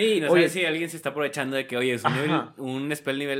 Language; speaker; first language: Spanish; native; Spanish